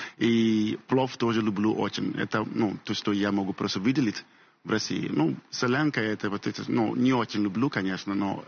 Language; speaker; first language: Russian; non-native, fluent; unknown